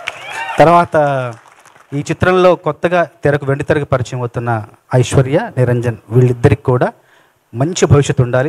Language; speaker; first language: Telugu; native; Telugu